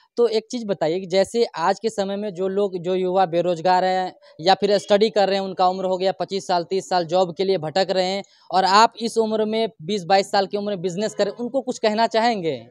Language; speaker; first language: Hindi; native; Hindi